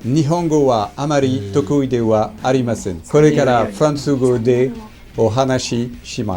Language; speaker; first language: Japanese; non-native, learner; French